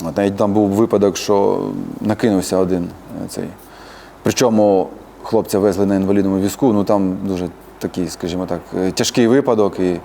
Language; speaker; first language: Ukrainian; native; Ukrainian